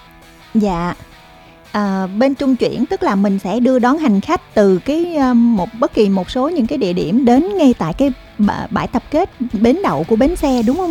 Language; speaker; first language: Vietnamese; native; Vietnamese